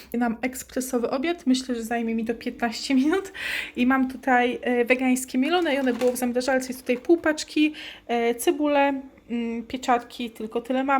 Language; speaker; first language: Polish; native; Polish